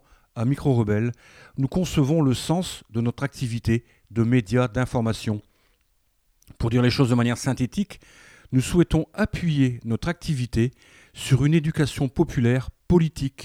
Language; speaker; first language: French; native; French